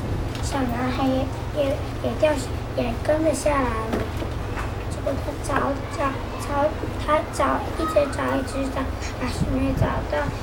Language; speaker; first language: Chinese; native; Chinese